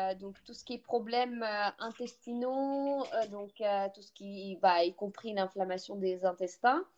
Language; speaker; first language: French; non-native, fluent; Russian